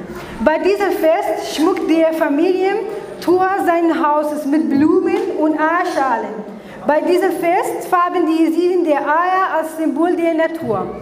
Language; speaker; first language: German; non-native, learner; Kurdish